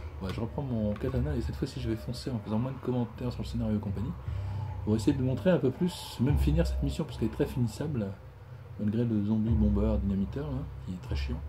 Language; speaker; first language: French; native; French